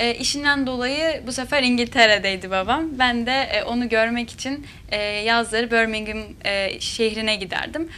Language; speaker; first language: Turkish; native; Turkish